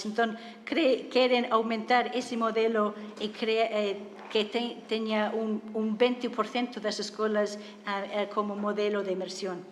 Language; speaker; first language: Spanish; non-native, fluent; English